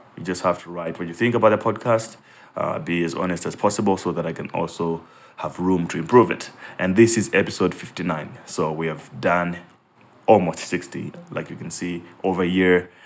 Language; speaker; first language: English; non-native, local second language; Nyanja